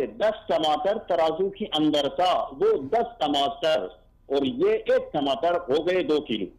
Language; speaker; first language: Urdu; non-native, learner; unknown